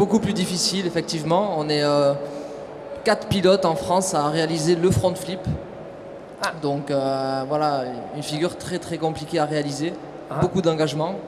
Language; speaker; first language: French; native; French